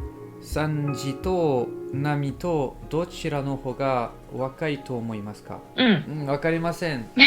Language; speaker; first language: Japanese; non-native, learner; French